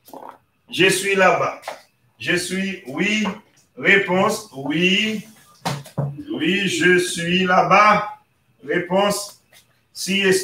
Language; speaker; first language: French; non-native, local second language; Haitian Creole